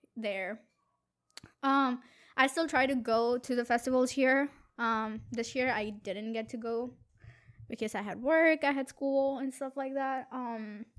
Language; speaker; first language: English; non-native, local second language; Gujarati